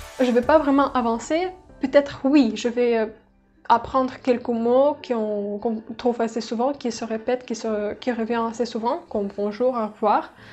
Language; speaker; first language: French; non-native, fluent; Russian